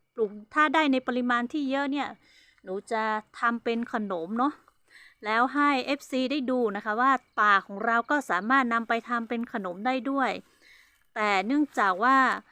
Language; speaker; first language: Thai; non-native, local second language; Hmong